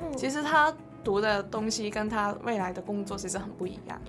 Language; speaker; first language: Chinese; non-native, local second language; Cantonese